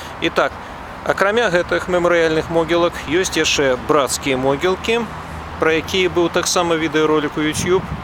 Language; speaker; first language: Belarusian; non-native, local second language; Russian